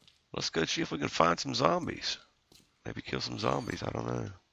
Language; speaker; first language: English; native; English